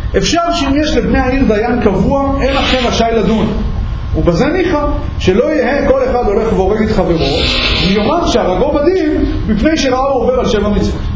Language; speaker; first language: Hebrew; native; Hebrew